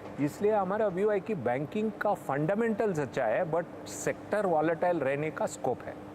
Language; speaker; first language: Hindi; non-native, local second language; Tamil